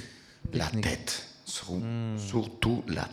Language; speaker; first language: French; non-native, learner; Italian